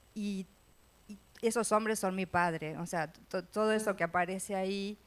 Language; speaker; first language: Spanish; native; Spanish